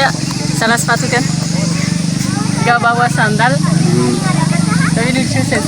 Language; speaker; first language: Indonesian; non-native, fluent; French